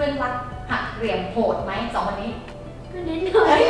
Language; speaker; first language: Thai; native; Thai